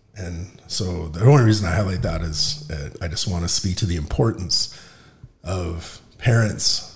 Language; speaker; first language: English; native; English